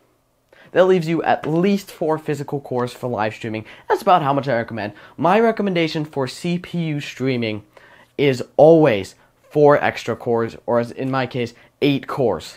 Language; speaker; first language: English; native; English